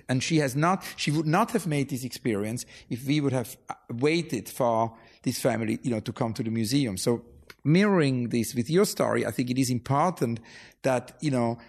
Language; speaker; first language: English; non-native, fluent; German